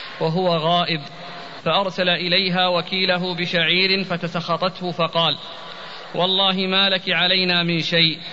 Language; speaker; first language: Arabic; native; Arabic